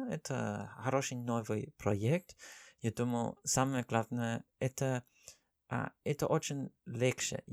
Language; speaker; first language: Russian; non-native, learner; English